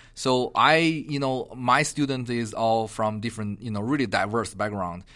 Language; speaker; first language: English; non-native, fluent; Chinese